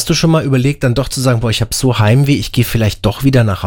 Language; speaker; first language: German; native; German